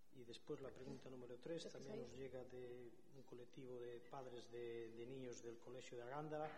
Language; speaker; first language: Spanish; non-native, local second language; Galician